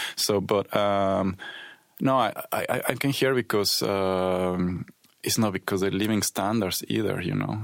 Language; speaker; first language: English; non-native, fluent; Spanish